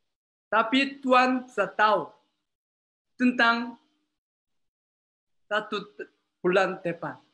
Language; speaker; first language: Indonesian; non-native, learner; Korean